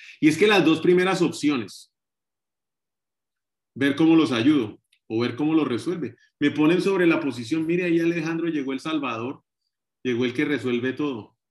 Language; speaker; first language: Spanish; native; Spanish